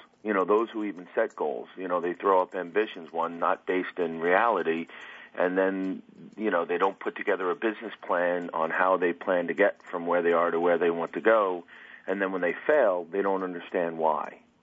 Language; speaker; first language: English; native; English